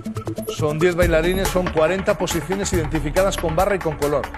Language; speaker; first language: Spanish; native; Spanish